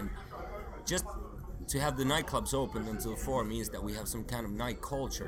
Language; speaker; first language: English; non-native, fluent; Swedish